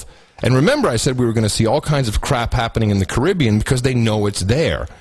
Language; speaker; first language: English; native; English